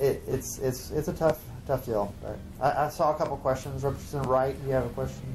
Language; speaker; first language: English; native; English